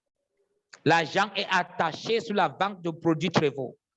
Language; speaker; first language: French; non-native, fluent; English